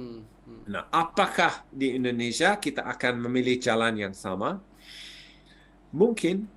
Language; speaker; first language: Indonesian; non-native, fluent; English